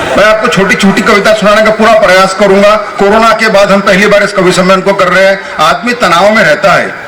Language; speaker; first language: Hindi; non-native, local second language; Telugu